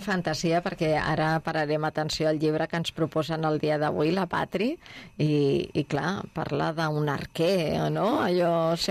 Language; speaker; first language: Catalan; native; Catalan